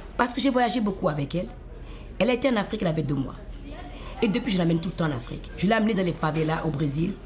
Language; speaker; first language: French; non-native, local second language; Fon